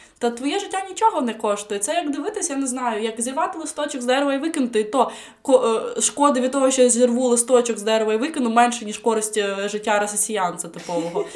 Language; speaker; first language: Ukrainian; non-native, local second language; Russian